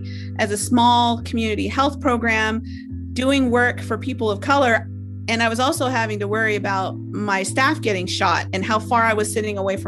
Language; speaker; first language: English; native; English